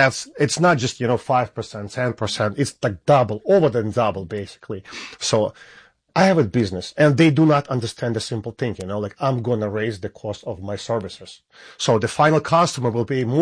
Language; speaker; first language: English; non-native, fluent; Russian